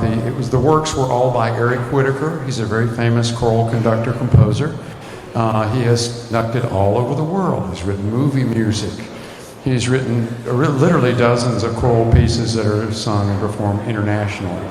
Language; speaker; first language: English; native; English